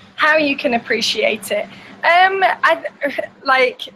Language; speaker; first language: English; native; English